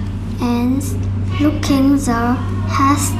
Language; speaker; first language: English; non-native, learner; Vietnamese